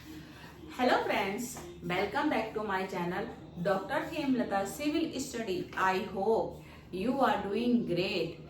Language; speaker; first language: English; non-native, learner; Hindi